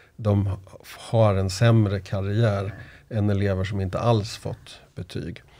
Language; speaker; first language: Swedish; native; Swedish